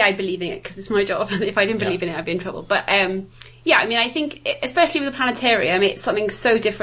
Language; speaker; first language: English; native; English